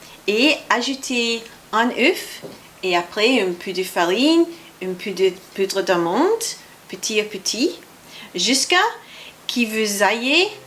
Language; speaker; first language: French; non-native, learner; English